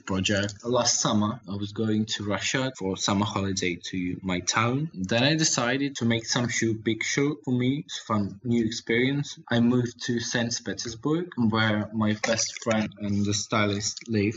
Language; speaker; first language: English; non-native, learner; Russian